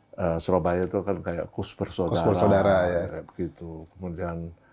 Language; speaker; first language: Indonesian; native; Indonesian